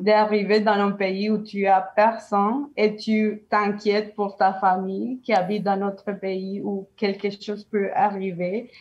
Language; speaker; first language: French; non-native, learner; Spanish